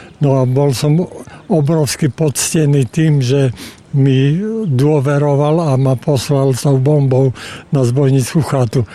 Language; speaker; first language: Slovak; native; Slovak